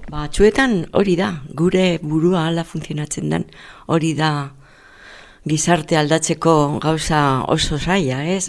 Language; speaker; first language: Basque; non-native, local second language; Spanish